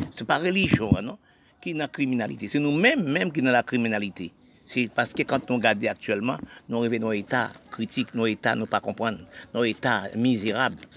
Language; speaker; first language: French; non-native, local second language; Haitian Creole